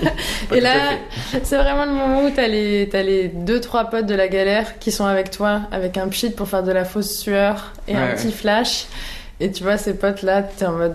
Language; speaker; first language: French; native; French